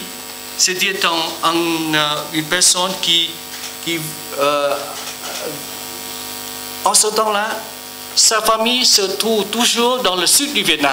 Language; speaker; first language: French; non-native, learner; Vietnamese